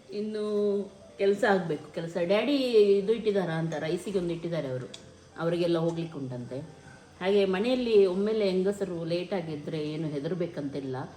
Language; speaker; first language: Kannada; native; Kannada